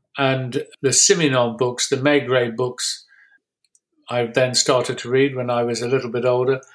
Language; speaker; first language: English; native; English